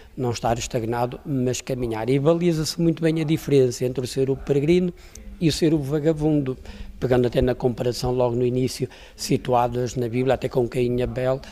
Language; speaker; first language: Portuguese; native; Portuguese